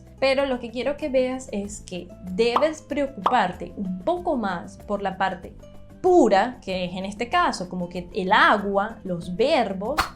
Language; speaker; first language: Spanish; non-native, fluent; Portuguese